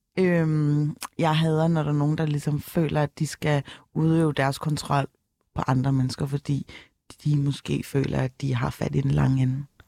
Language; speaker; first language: Danish; early bilingual, other home language; Turkish